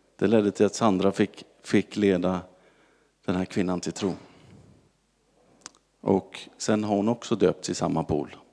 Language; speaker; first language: Swedish; native; Swedish